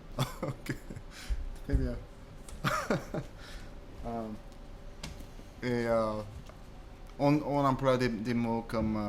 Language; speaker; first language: French; non-native, fluent; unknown